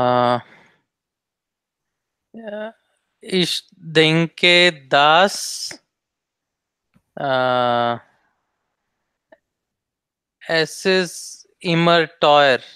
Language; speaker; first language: German; non-native, learner; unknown